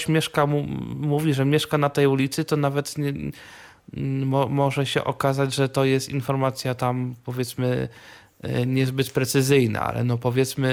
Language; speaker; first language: Polish; native; Polish